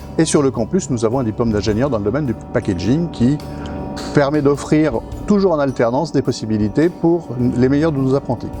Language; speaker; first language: French; native; French